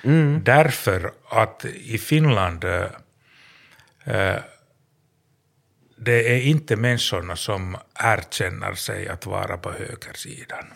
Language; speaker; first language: Swedish; non-native, learner; Finnish